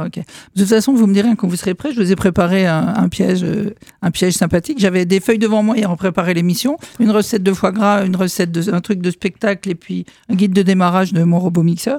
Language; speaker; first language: French; native; French